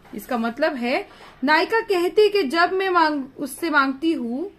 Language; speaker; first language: Hindi; non-native, local second language; Marathi